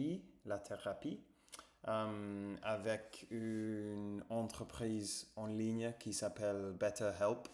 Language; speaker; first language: French; non-native, fluent; English